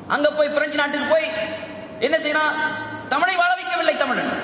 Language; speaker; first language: Tamil; early bilingual, heritage; Tamil